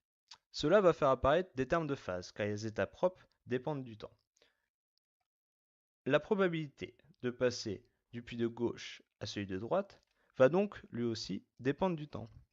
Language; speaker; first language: French; native; French